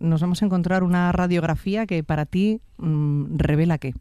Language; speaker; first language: Spanish; native; Spanish